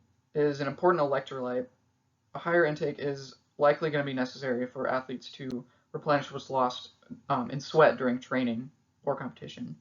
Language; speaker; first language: English; native; English